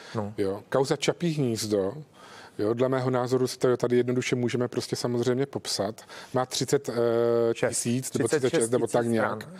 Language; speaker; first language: Czech; native; Czech